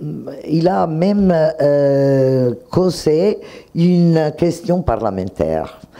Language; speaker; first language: French; non-native, fluent; Italian